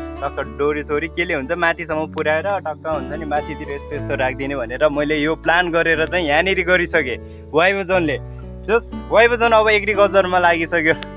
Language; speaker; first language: Nepali; non-native, local second language; Eastern Tamang